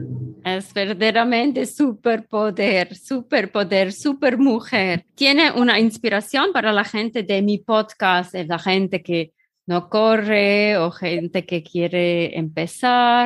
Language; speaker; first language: Spanish; non-native, learner; German